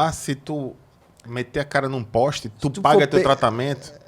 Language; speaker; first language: Portuguese; native; Portuguese